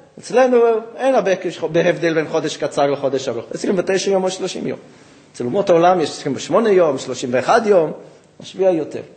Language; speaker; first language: Hebrew; non-native, fluent; English